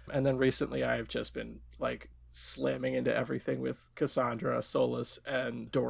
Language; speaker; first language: English; native; English